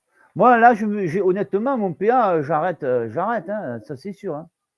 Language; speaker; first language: French; native; French